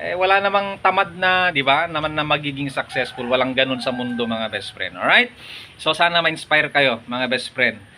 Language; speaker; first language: Filipino; non-native, local second language; Iloko